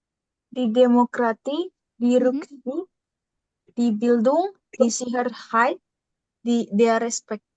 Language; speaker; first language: German; non-native, learner; Indonesian